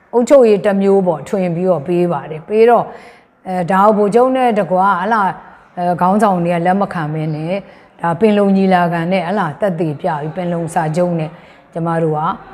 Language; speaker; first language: Burmese; native; Burmese